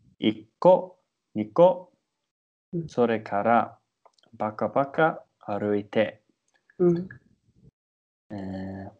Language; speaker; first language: Japanese; non-native, learner; English